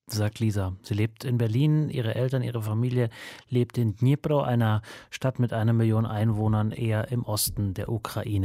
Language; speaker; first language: German; native; German